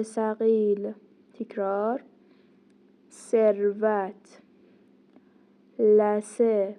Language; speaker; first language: Persian; non-native, fluent; Turkish